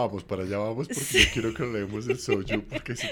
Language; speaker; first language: Spanish; native; Spanish